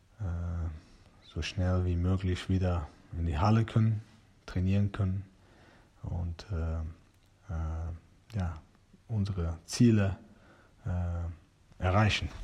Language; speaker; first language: German; non-native, fluent; Persian